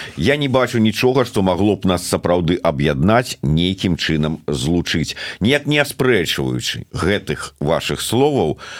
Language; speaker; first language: Belarusian; native; Belarusian